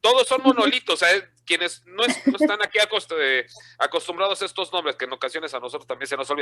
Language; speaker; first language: Spanish; native; Spanish